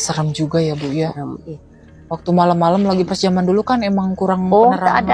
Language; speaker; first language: Indonesian; native; Indonesian